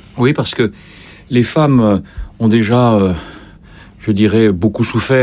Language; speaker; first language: French; native; French